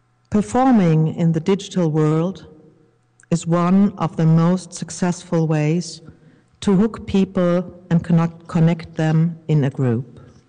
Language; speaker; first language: English; non-native, fluent; German